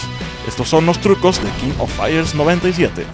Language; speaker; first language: Spanish; native; Spanish